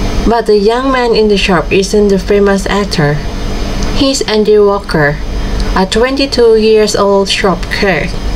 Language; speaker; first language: English; non-native, fluent; Thai